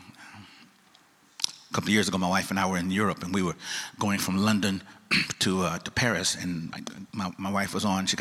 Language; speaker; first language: English; native; English